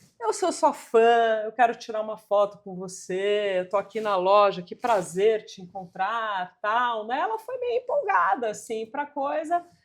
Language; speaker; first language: Portuguese; native; Portuguese